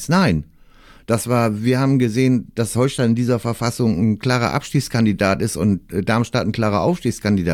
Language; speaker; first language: German; native; German